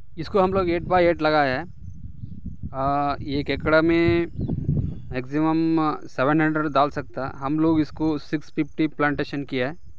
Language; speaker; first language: Hindi; non-native, local second language; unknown